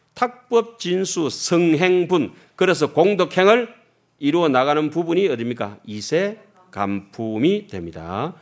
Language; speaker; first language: Korean; native; Korean